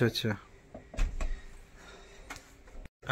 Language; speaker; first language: Hindi; non-native, local second language; Bangla